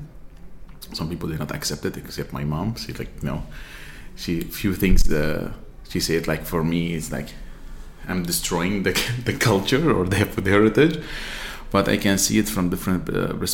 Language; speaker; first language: English; non-native, fluent; Arabic